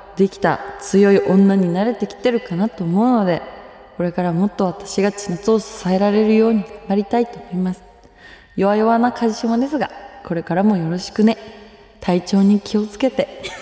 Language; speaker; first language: Japanese; native; Japanese